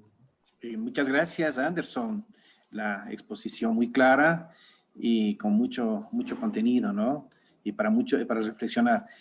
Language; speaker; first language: Spanish; native; Spanish